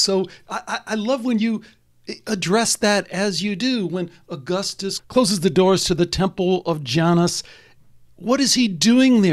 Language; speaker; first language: English; native; English